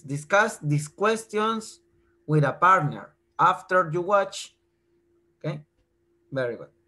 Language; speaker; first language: English; non-native, fluent; Spanish